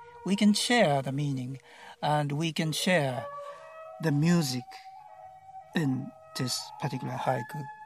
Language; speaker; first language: English; non-native, fluent; Japanese